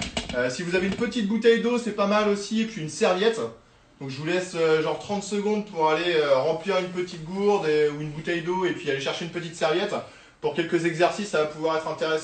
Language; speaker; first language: French; native; French